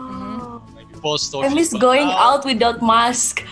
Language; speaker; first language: English; non-native, learner; Indonesian